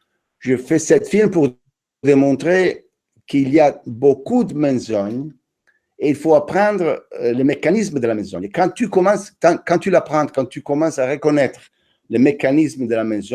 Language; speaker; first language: French; non-native, fluent; Italian